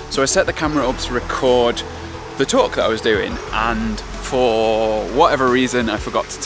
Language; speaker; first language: English; native; English